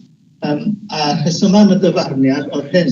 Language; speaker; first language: Welsh; native; Welsh